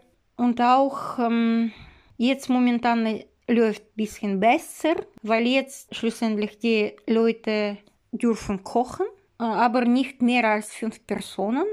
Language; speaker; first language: German; non-native, learner; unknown